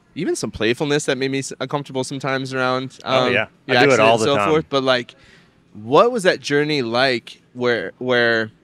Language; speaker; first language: English; native; English